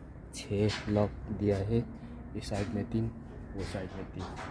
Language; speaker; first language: Hindi; non-native, learner; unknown